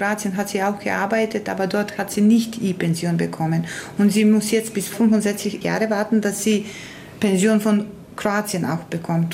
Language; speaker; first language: German; non-native, fluent; Croatian